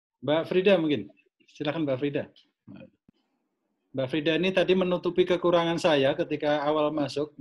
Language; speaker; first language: Indonesian; native; Indonesian